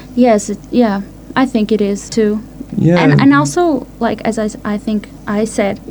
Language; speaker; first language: English; non-native, fluent; Portuguese